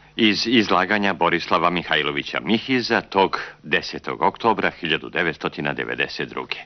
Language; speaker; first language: Serbian; native; Serbian